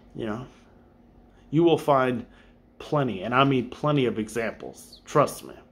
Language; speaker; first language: English; native; English